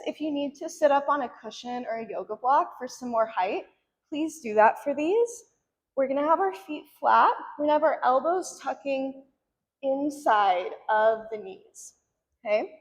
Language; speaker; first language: English; native; English